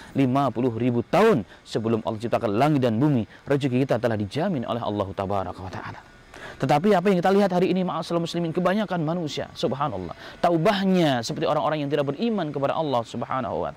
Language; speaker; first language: Indonesian; native; Indonesian